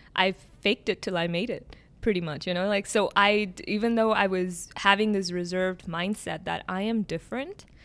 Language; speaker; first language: English; early bilingual, other home language; Arabic